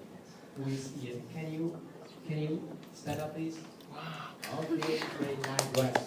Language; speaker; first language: English; non-native, learner; Vietnamese